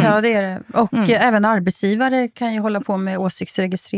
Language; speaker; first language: Swedish; native; Swedish